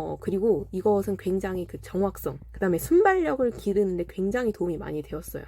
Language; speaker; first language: Korean; native; Korean